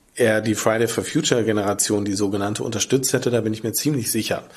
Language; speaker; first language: German; native; German